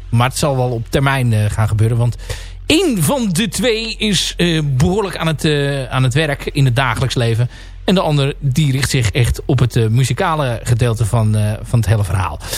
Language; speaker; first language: Dutch; native; Dutch